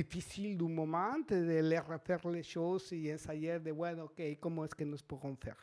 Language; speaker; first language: French; non-native, learner; Spanish